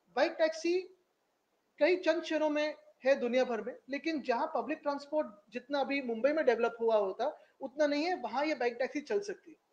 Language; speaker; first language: Hindi; non-native, local second language; Marathi